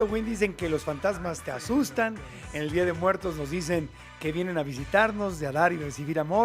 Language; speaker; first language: Spanish; native; Spanish